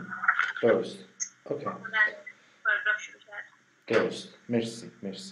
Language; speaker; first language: Persian; native; Persian